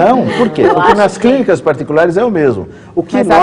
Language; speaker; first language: Portuguese; native; Portuguese